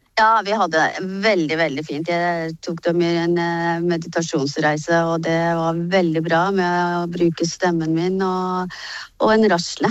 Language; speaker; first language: Norwegian; native; Norwegian